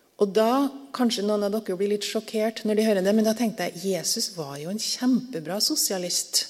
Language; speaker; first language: Norwegian; native; Norwegian